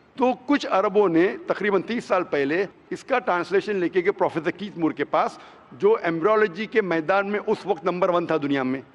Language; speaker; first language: Hindi; non-native, local second language; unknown